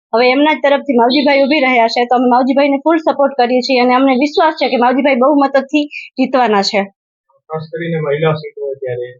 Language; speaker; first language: Gujarati; native; Gujarati